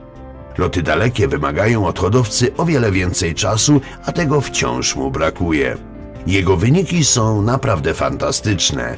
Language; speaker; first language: Polish; native; Polish